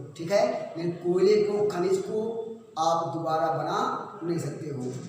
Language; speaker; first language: Hindi; native; Hindi